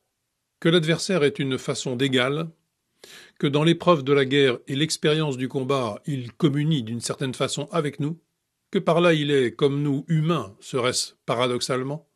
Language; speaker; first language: French; native; French